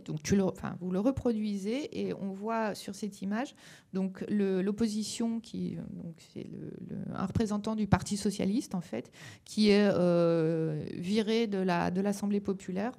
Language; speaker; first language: French; native; French